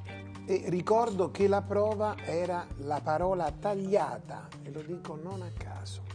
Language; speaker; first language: Italian; native; Italian